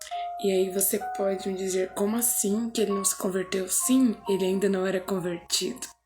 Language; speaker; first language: Portuguese; native; Portuguese